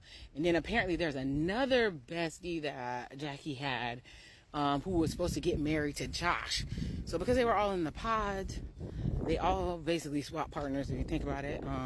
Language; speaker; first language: English; native; English